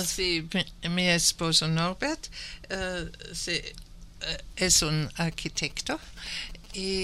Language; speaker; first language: Spanish; non-native, learner; German